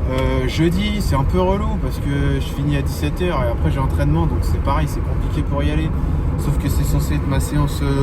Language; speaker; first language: French; native; French